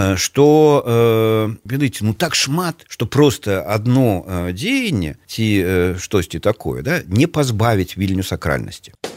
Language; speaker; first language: Belarusian; native; Belarusian